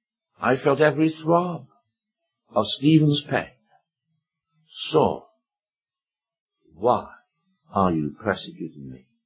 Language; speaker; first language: English; native; English